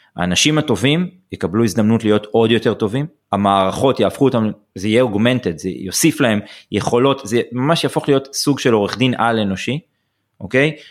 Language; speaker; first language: Hebrew; native; Hebrew